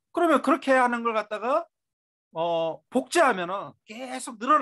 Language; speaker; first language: Korean; native; Korean